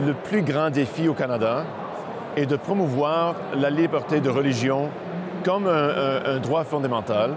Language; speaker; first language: French; non-native, local second language; English